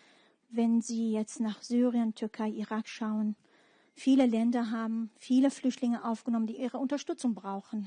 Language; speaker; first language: German; non-native, fluent; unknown